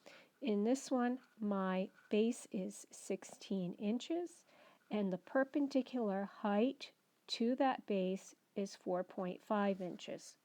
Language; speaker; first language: English; native; English